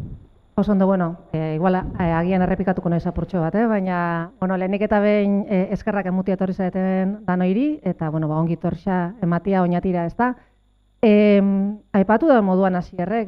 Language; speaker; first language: Basque; native; Basque